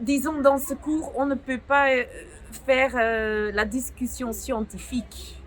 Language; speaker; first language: French; non-native, local second language; Dutch